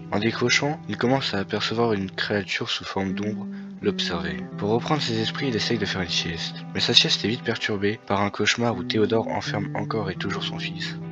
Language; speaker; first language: French; native; French